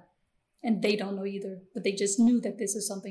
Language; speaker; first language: English; early bilingual, other home language; Gujarati